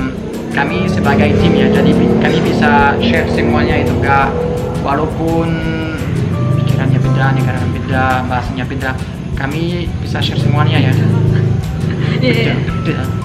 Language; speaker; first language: Indonesian; non-native, fluent; French